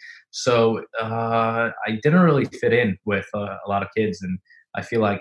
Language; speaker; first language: English; non-native, fluent; Russian